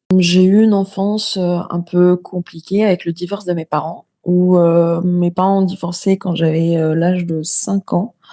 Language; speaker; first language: French; non-native, local second language; Arabic